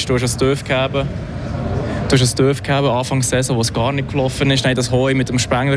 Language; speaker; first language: German; native; German